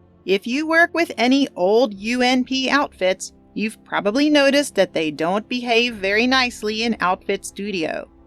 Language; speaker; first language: English; native; English